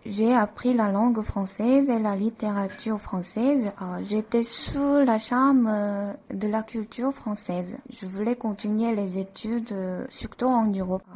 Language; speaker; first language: French; non-native, fluent; Korean